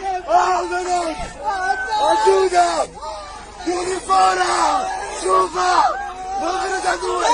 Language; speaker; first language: Portuguese; non-native, learner; Haitian Creole